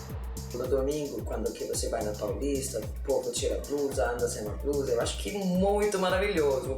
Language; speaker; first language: Portuguese; non-native, learner; Arabic